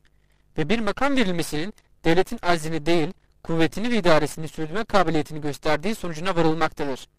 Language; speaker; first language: Turkish; native; Turkish